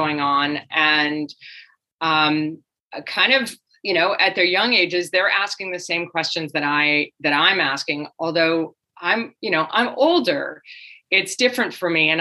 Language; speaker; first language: English; native; English